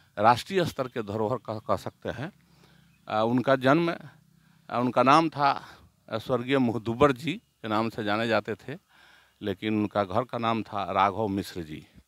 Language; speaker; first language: Hindi; native; Hindi